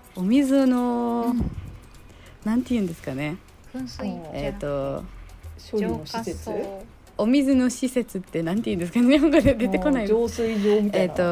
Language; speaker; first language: Japanese; non-native, fluent; Arabic